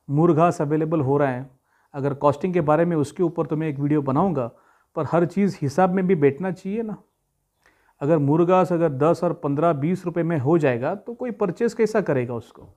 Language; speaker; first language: Hindi; non-native, local second language; Marathi